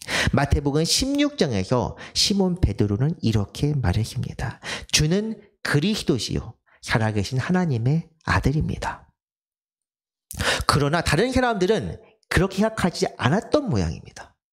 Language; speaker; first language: Korean; native; Korean